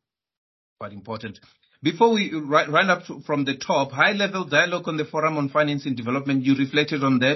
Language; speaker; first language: English; non-native, local second language; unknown